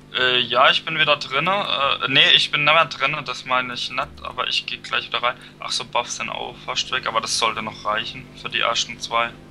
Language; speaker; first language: German; native; German